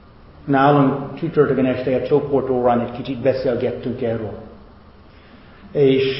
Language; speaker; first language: Hungarian; non-native, fluent; English